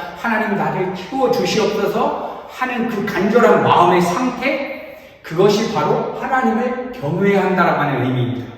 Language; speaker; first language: Korean; native; Korean